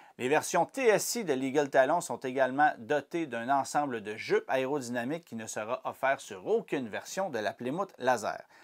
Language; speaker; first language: French; native; French